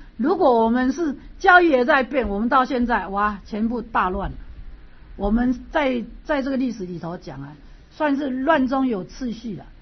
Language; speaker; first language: Chinese; native; Chinese